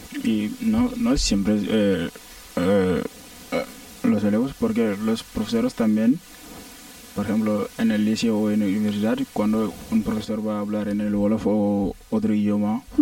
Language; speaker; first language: Spanish; non-native, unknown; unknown